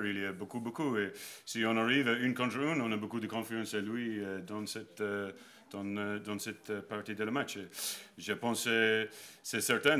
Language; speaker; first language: French; non-native, learner; English